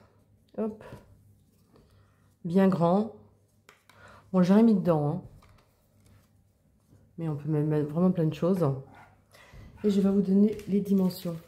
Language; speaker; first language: French; native; French